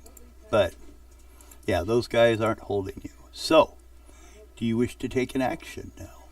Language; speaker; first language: English; native; English